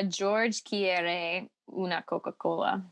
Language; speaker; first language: Spanish; non-native, learner; English